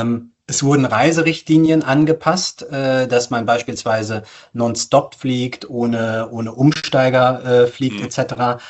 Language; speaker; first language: German; native; German